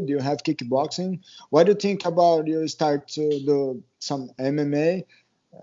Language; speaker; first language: English; non-native, learner; Portuguese